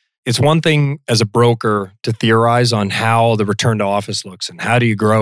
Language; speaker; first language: English; native; English